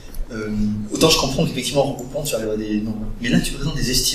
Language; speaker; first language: French; native; French